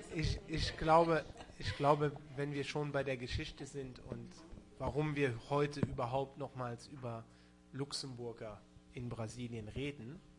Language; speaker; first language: German; non-native, local second language; Luxembourgish